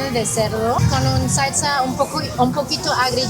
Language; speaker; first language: Spanish; non-native, learner; Chinese